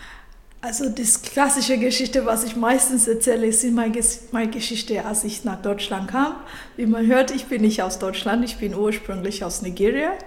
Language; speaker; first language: German; non-native, fluent; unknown